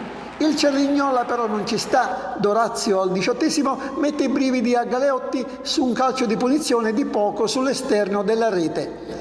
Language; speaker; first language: Italian; native; Italian